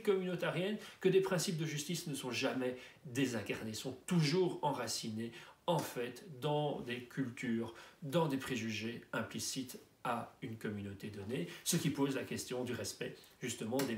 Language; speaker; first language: French; native; French